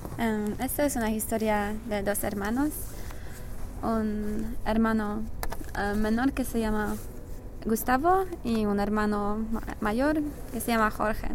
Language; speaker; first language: Spanish; non-native, learner; English